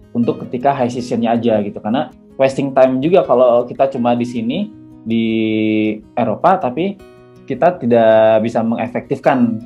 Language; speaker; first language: Indonesian; native; Indonesian